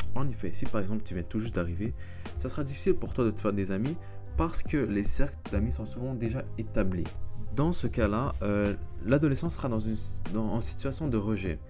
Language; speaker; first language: French; early bilingual, other home language; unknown